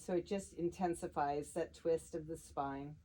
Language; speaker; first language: English; native; English